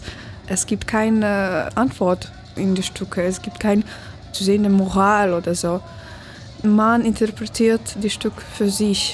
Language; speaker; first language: German; non-native, fluent; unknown